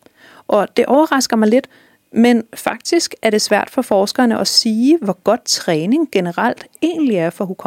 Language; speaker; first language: Danish; native; Danish